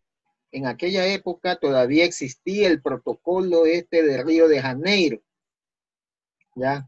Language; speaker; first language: Spanish; native; Spanish